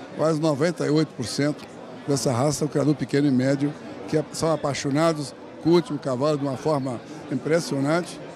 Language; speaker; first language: Portuguese; non-native, fluent; Arabic